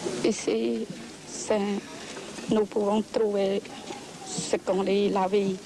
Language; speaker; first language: French; non-native, learner; Khmer